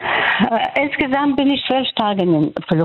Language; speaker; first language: German; non-native, fluent; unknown